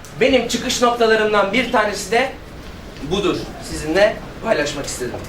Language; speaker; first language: Turkish; native; Turkish